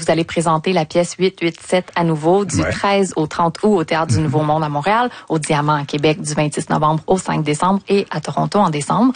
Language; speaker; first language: French; native; French